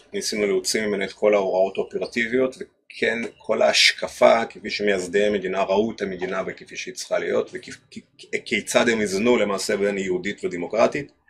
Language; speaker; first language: Hebrew; non-native, fluent; Russian